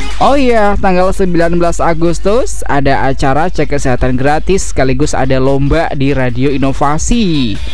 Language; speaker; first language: Indonesian; native; Indonesian